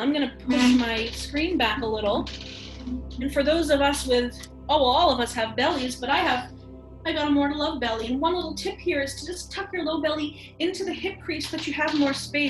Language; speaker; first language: English; native; English